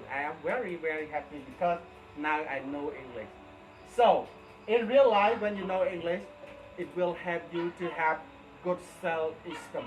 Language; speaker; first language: English; non-native, fluent; Khmer